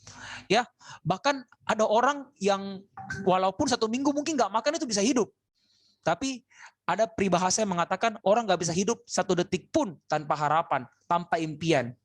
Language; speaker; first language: Indonesian; native; Indonesian